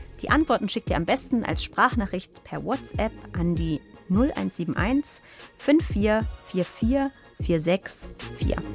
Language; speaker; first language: German; native; German